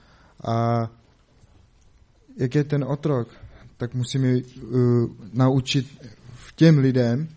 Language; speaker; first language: Czech; non-native, learner; Mongolian